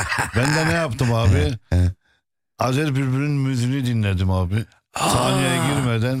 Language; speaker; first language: Turkish; early bilingual, heritage; Turkish